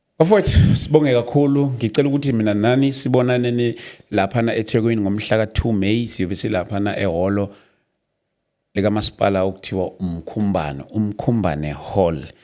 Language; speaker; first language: Zulu; native; Zulu